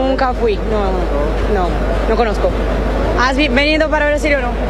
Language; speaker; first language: Spanish; non-native, learner; Portuguese